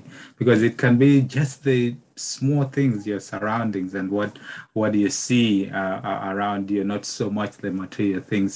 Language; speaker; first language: English; non-native, local second language; Nyanja